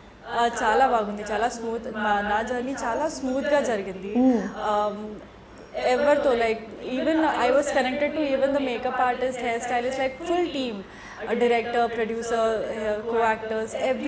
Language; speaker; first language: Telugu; non-native, learner; Hindi